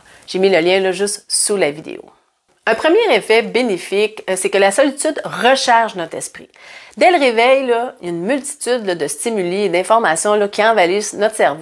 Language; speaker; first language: French; native; French